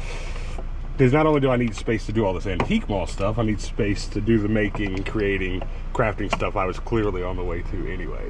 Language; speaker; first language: English; native; English